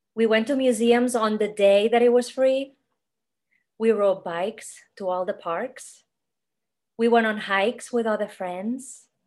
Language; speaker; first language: English; non-native, fluent; Spanish